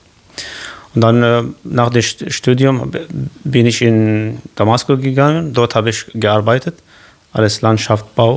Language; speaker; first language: German; non-native, learner; Kurdish